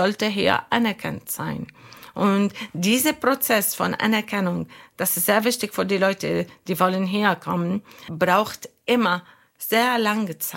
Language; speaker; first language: German; non-native, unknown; Arabic